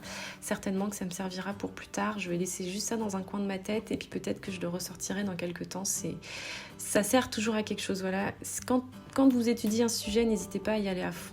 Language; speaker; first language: French; native; French